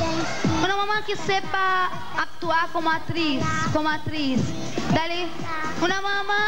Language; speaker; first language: Spanish; non-native, fluent; Portuguese